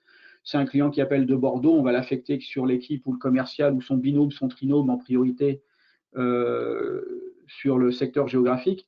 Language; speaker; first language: French; native; French